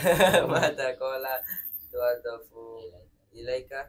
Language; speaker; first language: Arabic; non-native, learner; Indonesian